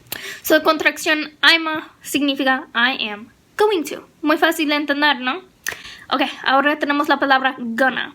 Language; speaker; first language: Spanish; non-native, fluent; English